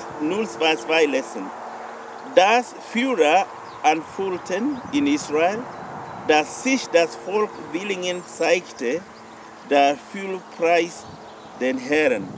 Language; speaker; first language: German; non-native, learner; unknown